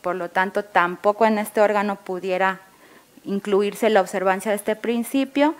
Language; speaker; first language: Spanish; native; Spanish